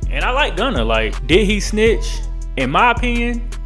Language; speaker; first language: English; native; English